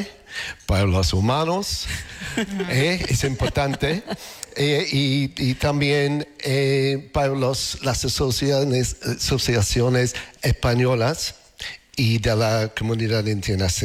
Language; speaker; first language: Spanish; non-native, learner; English